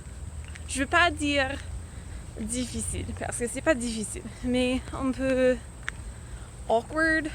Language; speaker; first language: French; non-native, learner; English